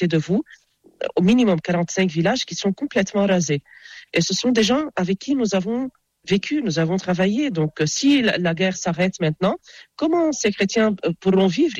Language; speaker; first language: French; non-native, local second language; Arabic